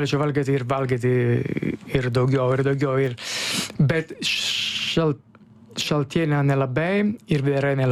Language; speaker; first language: Lithuanian; non-native, learner; Italian